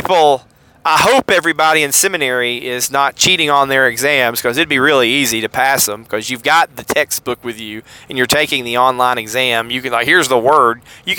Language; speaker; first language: English; native; English